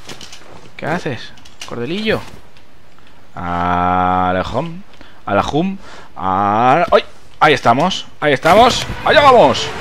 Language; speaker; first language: Spanish; native; Spanish